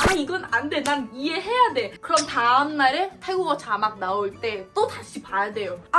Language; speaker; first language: Korean; non-native, fluent; Thai